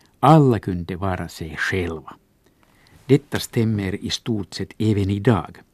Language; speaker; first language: Swedish; non-native, local second language; Finnish